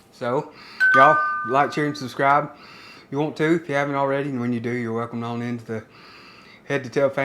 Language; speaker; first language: English; native; English